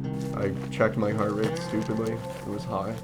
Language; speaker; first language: English; native; English